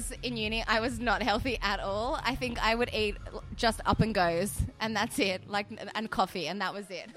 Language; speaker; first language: English; native; English